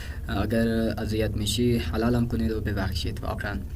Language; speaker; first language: Persian; non-native, fluent; Urdu